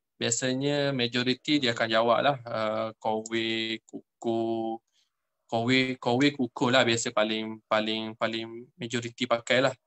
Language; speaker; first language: Malay; native; Malay